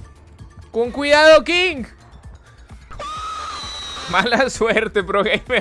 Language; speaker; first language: Spanish; native; Spanish